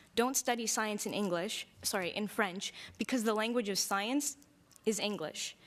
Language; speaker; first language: English; early bilingual, other home language; Romanian